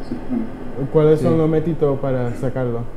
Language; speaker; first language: Spanish; early bilingual, heritage; Spanish